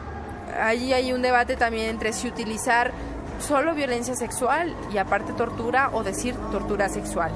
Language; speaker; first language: Spanish; native; Spanish